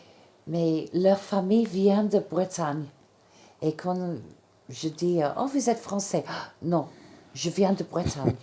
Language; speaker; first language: French; non-native, fluent; English